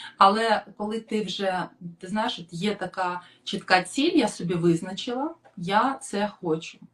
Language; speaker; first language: Ukrainian; non-native, local second language; Russian